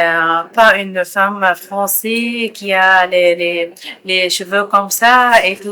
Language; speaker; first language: French; non-native, fluent; Arabic